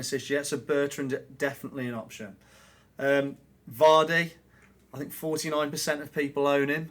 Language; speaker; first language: English; native; English